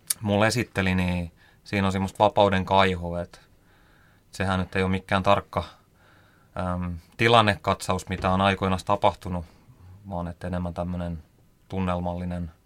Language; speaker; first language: Finnish; native; Finnish